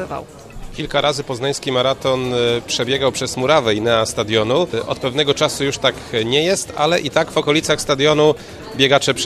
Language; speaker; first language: Polish; native; Polish